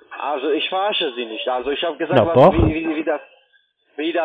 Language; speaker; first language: German; non-native, learner; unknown